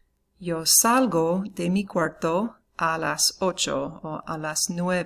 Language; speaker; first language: Spanish; non-native, fluent; English